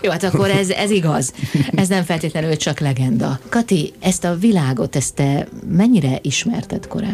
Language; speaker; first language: Hungarian; native; Hungarian